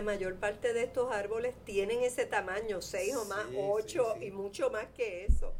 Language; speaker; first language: Spanish; native; Spanish